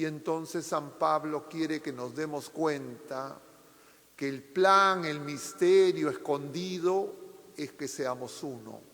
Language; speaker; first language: Spanish; native; Spanish